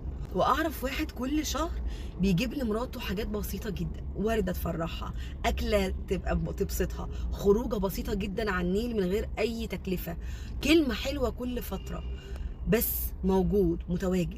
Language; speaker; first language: Arabic; native; Arabic